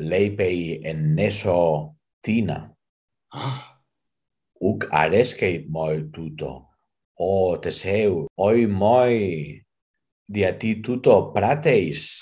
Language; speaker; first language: Greek; non-native, fluent; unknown